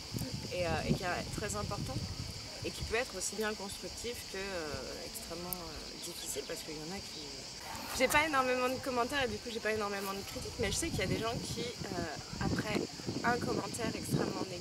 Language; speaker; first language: French; native; French